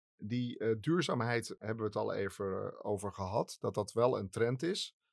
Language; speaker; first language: Dutch; native; Dutch